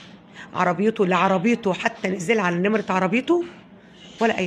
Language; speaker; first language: Arabic; native; Arabic